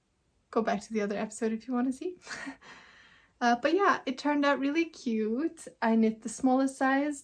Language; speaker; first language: English; non-native, fluent; Norwegian